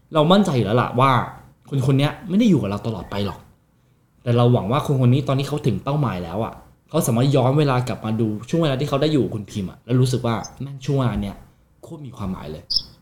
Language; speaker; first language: Thai; non-native, fluent; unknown